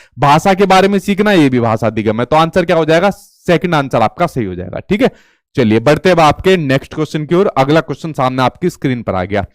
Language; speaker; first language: Hindi; native; Hindi